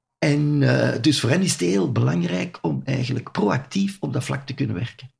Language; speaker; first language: Dutch; native; Dutch